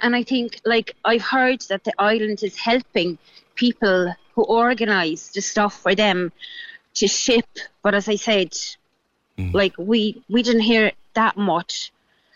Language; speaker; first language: English; non-native, fluent; Polish